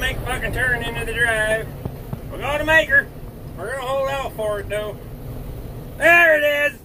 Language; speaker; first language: English; native; English